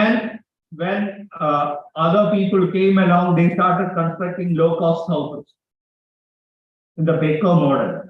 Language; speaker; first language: English; non-native, local second language; Malayalam